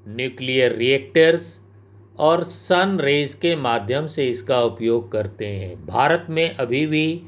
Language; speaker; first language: Hindi; native; Hindi